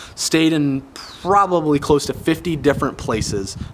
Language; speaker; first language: English; native; English